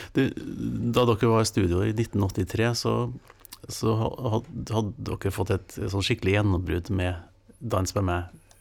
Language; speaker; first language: Norwegian; native; Norwegian